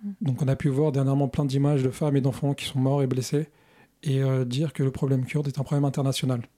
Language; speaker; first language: French; early bilingual, other home language; Kurdish